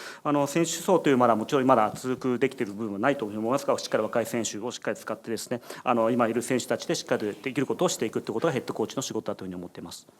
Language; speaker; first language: Japanese; native; Japanese